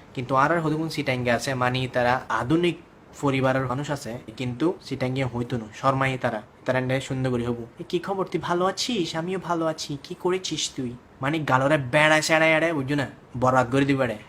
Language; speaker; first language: Bangla; native; Bangla